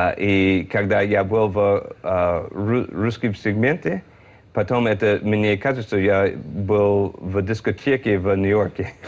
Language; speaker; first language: Russian; non-native, learner; English